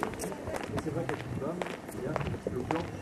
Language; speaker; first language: French; native; French